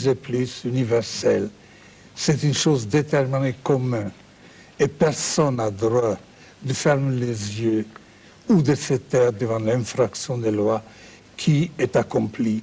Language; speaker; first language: French; non-native, fluent; Czech